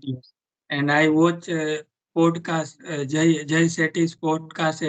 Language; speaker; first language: English; non-native, learner; Gujarati